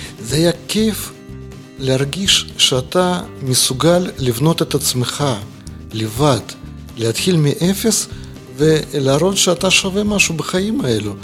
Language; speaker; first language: Hebrew; non-native, fluent; Russian